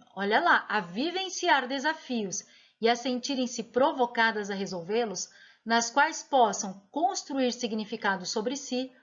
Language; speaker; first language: Portuguese; native; Portuguese